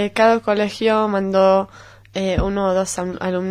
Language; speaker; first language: Spanish; non-native, learner; Hebrew